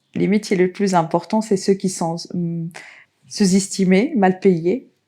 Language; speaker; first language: French; non-native, local second language; Arabic